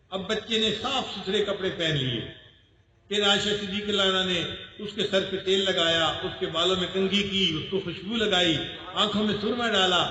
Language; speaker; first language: Urdu; non-native, local second language; Punjabi